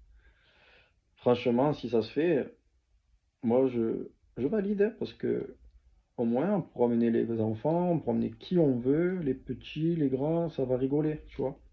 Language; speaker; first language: French; native; French